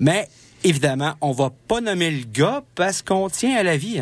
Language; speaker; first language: French; native; French